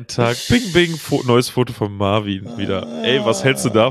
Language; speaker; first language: German; native; German